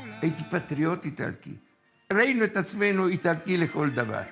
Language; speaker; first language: Hebrew; non-native, fluent; Italian